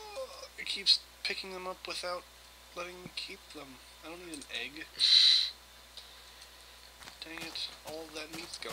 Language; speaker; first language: English; native; English